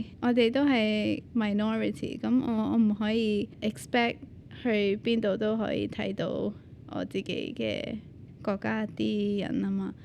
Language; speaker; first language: Cantonese; early bilingual, other home language; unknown